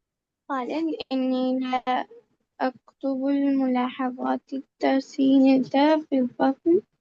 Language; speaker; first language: Arabic; non-native, learner; Urdu